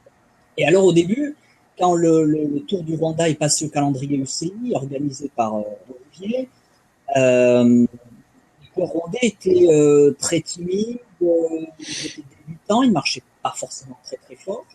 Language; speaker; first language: French; native; French